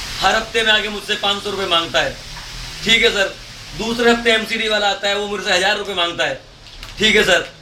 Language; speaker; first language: Hindi; native; Hindi